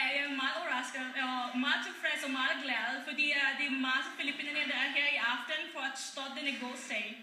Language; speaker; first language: Danish; non-native, fluent; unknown